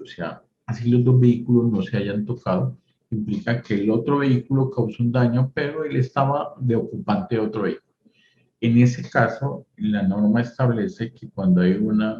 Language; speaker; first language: Spanish; native; Spanish